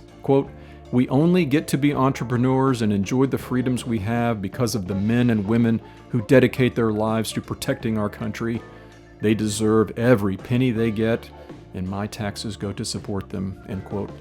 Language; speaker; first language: English; native; English